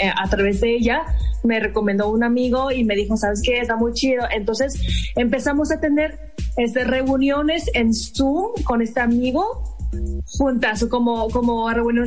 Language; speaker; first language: Spanish; non-native, fluent; Chinese